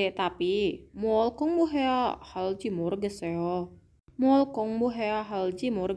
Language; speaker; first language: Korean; non-native, fluent; Indonesian